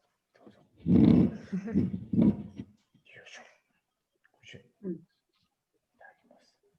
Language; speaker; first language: Japanese; native; Japanese